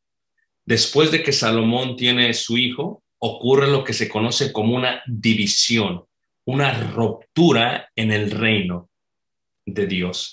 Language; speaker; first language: Spanish; native; Spanish